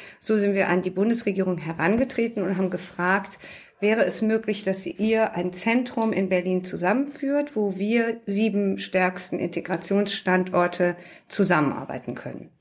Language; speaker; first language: German; early bilingual, other home language; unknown